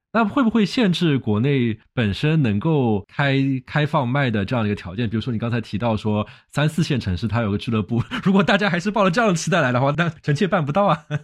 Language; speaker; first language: Chinese; native; Chinese